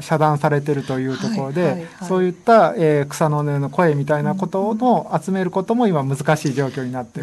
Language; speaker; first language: Japanese; native; Japanese